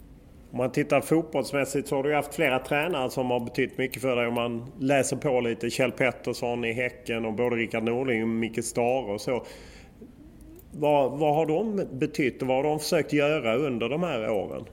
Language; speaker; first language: Swedish; native; Swedish